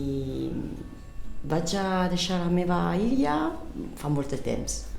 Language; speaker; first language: Catalan; non-native, fluent; Italian